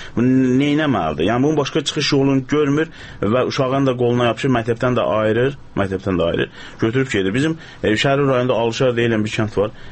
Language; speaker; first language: Azerbaijani; native; Azerbaijani